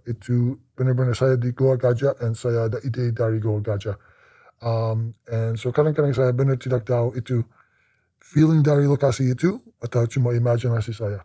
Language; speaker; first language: Indonesian; non-native, learner; English